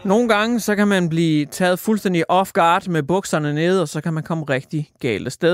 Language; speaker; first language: Danish; native; Danish